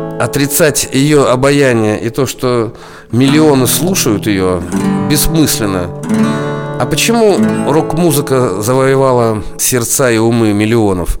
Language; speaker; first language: Russian; native; Russian